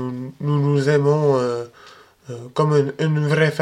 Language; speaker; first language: French; early bilingual, other home language; Spanish